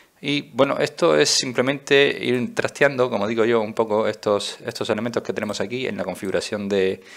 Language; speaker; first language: Spanish; native; Spanish